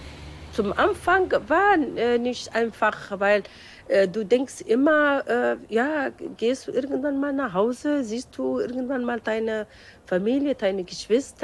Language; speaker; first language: German; non-native, fluent; Arabic